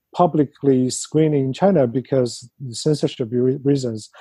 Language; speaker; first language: English; non-native, fluent; Chinese